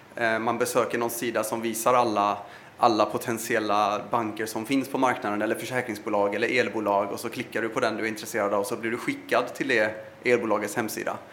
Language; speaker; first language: Swedish; early bilingual, other home language; Persian